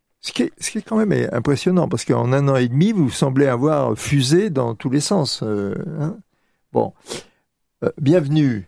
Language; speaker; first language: French; native; French